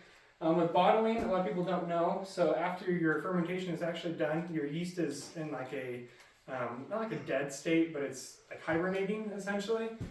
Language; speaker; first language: English; native; English